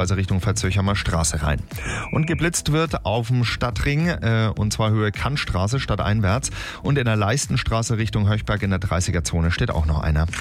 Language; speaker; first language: German; native; German